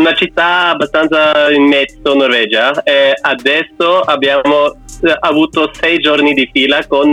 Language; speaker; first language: Italian; non-native, learner; Norwegian